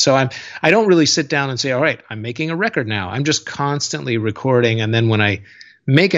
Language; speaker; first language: English; native; English